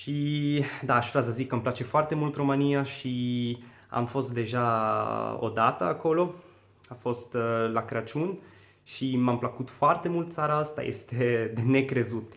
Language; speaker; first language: Romanian; non-native, learner; Arabic